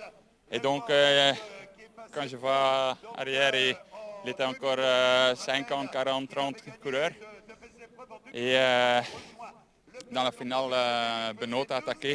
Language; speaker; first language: French; non-native, fluent; Dutch